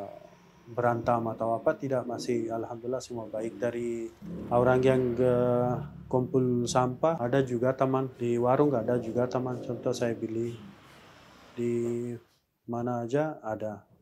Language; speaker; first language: Indonesian; non-native, learner; Persian